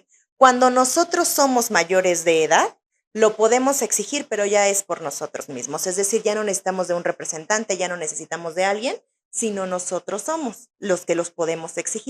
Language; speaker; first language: Spanish; native; Spanish